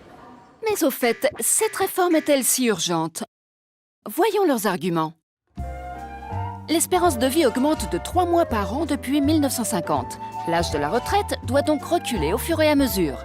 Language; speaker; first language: French; native; French